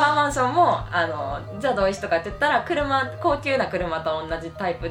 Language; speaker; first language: Japanese; native; Japanese